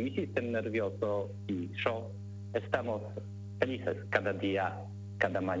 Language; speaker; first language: Spanish; non-native, learner; Polish